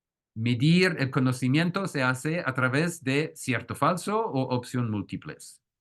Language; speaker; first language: Spanish; non-native, fluent; French